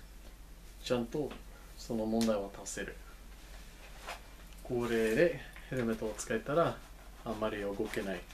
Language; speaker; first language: Japanese; non-native, learner; English